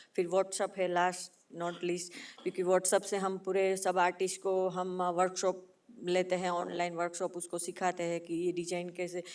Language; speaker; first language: Hindi; non-native, local second language; Gujarati